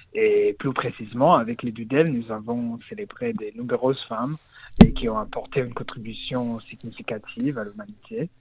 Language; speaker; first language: French; non-native, learner; Hebrew